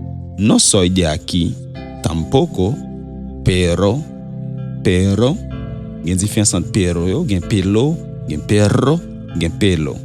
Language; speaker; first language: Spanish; non-native, fluent; Haitian Creole